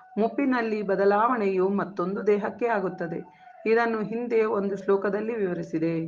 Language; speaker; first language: Kannada; native; Kannada